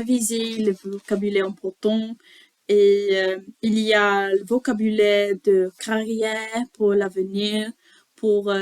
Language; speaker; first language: French; non-native, learner; English